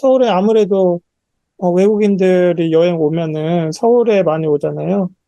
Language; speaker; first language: Korean; native; Korean